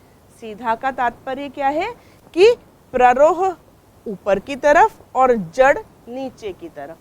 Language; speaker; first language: Hindi; native; Hindi